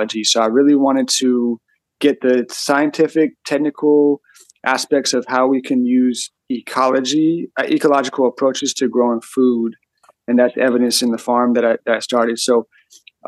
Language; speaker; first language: English; native; English